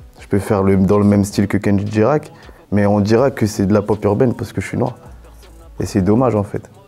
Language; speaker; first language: French; native; French